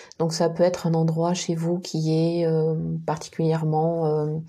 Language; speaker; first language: French; native; French